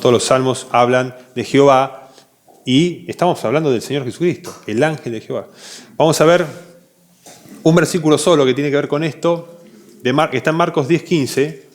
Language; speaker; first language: Spanish; native; Spanish